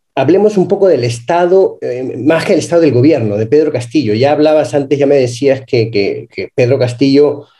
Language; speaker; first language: Spanish; native; Spanish